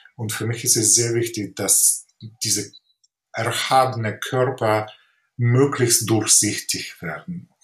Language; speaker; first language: German; non-native, fluent; Ukrainian